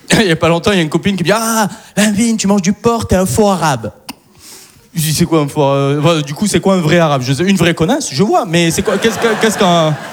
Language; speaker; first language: French; non-native, local second language; Arabic